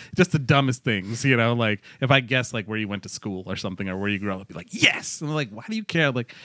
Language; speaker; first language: English; early bilingual, other home language; Hindi